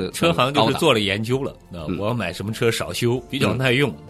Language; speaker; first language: Chinese; native; Chinese